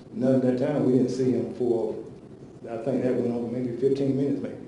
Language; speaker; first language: English; native; English